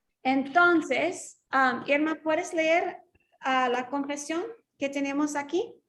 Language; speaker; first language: Spanish; non-native, fluent; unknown